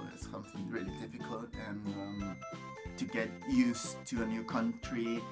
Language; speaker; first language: English; non-native, fluent; Spanish